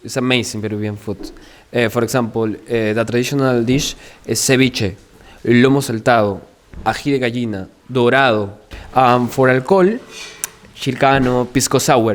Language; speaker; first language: English; non-native, learner; Spanish